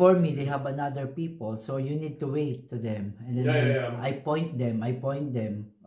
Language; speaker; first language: English; non-native, learner; Filipino